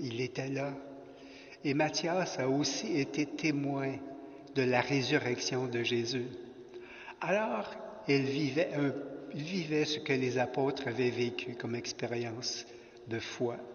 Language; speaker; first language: French; native; French